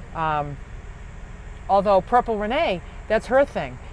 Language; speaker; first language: English; native; English